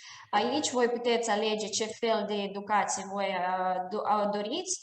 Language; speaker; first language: Romanian; non-native, fluent; Russian